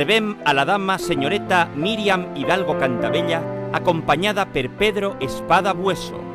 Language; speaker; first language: Catalan; native; Catalan